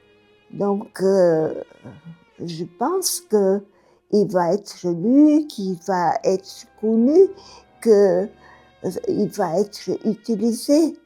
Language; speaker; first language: French; non-native, fluent; Bulgarian